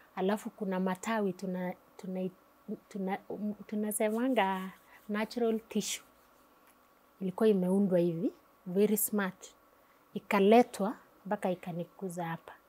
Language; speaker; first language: Swahili; non-native, local second language; Kalaallisut